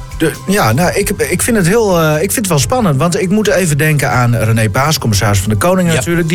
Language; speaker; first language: Dutch; native; Dutch